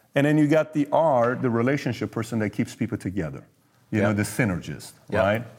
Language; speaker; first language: English; early bilingual, other home language; Persian